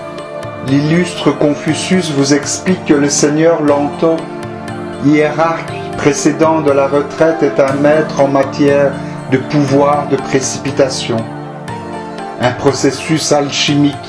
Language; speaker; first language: French; native; French